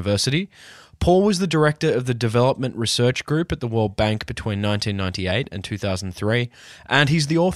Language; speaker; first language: English; native; English